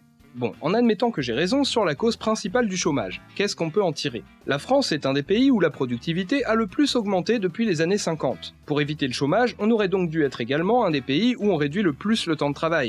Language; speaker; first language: French; native; French